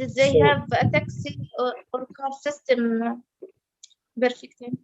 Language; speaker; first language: English; non-native, learner; Arabic